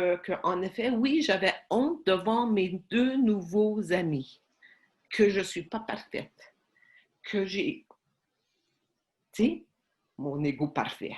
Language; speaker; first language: French; non-native, fluent; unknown